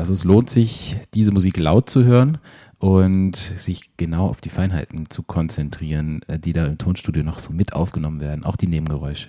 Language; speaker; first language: German; native; German